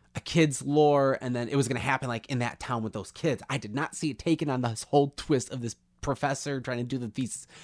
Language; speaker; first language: English; native; English